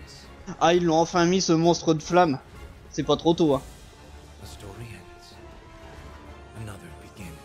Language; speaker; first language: French; native; French